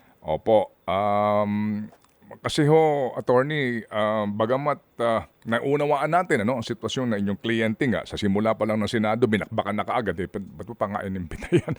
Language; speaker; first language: Filipino; native; Filipino